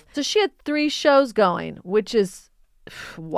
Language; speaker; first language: English; native; English